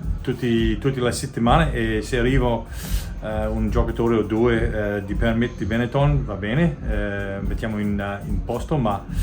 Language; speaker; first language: Italian; non-native, learner; English